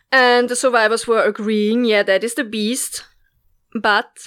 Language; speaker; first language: English; non-native, fluent; German